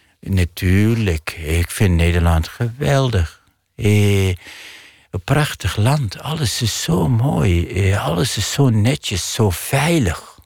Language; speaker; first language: Dutch; non-native, fluent; Arabic